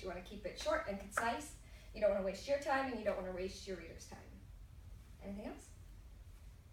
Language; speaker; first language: English; native; English